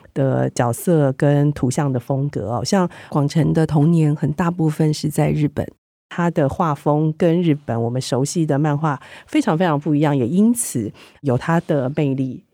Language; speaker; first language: Chinese; native; Chinese